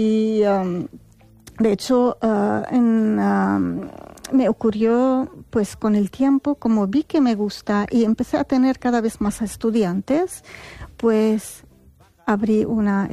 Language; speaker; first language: Spanish; non-native, fluent; Arabic